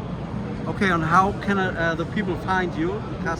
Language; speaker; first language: English; non-native, learner; German